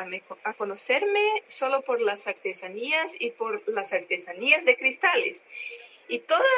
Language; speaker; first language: Spanish; non-native, learner; Portuguese